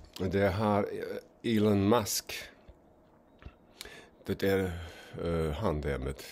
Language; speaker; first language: Swedish; non-native, fluent; German